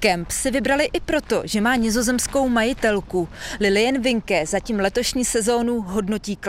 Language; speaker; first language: Czech; native; Czech